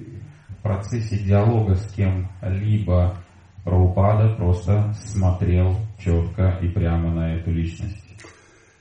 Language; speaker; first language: Russian; native; Russian